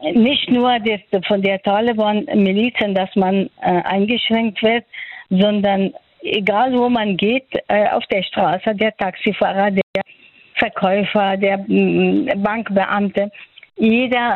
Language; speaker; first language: German; non-native, fluent; Persian